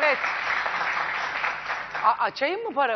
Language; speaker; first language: Turkish; native; Turkish